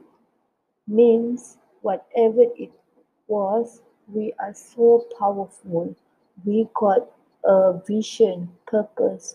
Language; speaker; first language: English; non-native, local second language; Malay